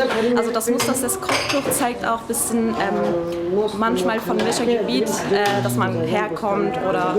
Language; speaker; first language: German; early bilingual, other home language; Kurdish